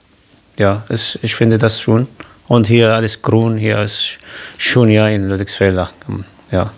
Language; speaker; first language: German; non-native, learner; Arabic